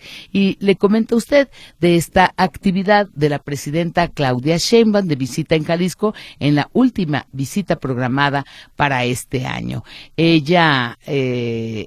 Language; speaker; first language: Spanish; native; Spanish